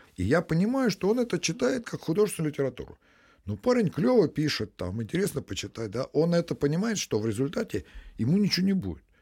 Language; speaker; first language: Russian; native; Russian